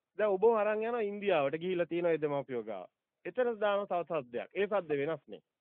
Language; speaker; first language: Sinhala; native; Sinhala